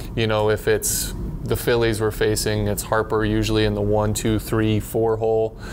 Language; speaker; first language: English; native; English